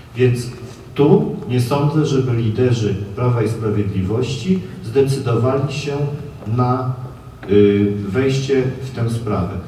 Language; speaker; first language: Polish; native; Polish